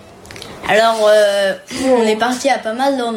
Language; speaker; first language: French; early bilingual, heritage; French